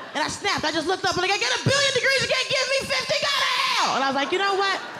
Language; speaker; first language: English; native; English